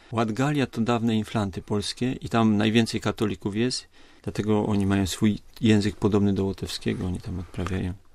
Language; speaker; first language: Polish; native; Polish